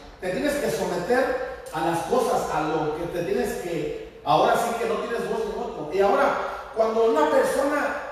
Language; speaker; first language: Spanish; native; Spanish